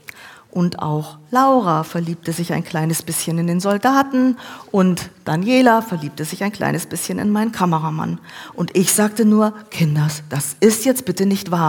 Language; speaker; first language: German; native; German